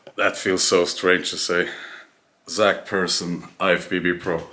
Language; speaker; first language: English; non-native, fluent; Swedish